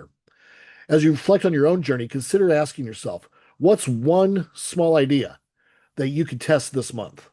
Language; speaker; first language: English; native; English